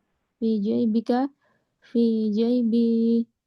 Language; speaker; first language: Arabic; non-native, learner; Indonesian